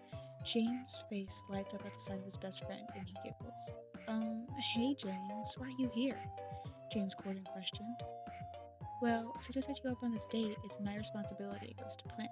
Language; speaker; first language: English; native; English